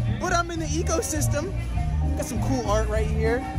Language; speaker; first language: English; native; English